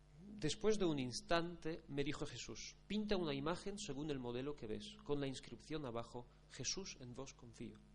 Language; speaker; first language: Spanish; non-native, fluent; Polish